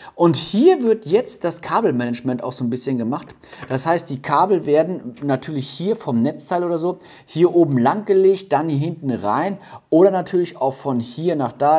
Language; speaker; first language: German; native; German